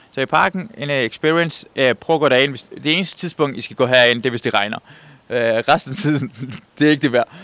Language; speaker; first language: Danish; non-native, fluent; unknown